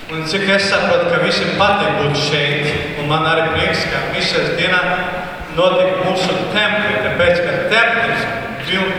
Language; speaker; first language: Latvian; non-native, learner; Portuguese